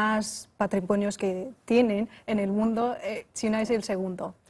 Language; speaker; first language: Spanish; non-native, fluent; Chinese